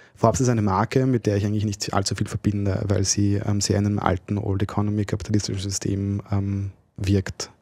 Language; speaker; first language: German; early bilingual, other home language; Bosnian